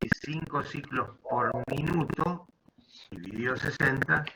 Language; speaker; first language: Spanish; native; Spanish